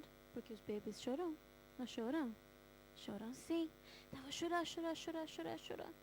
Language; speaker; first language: Portuguese; early bilingual, heritage; Portuguese